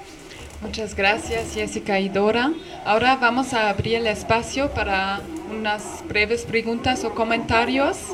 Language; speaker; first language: Spanish; non-native, fluent; German